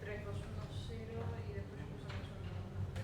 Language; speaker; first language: Spanish; native; Spanish